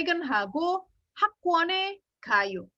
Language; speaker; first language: Korean; non-native, fluent; Indonesian